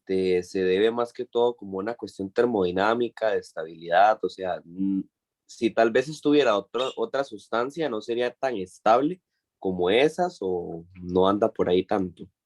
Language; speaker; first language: Spanish; native; Spanish